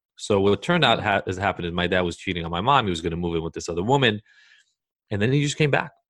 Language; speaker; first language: English; early bilingual, other home language; Hebrew